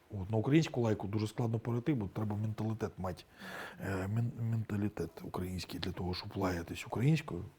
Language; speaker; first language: Ukrainian; non-native, local second language; Russian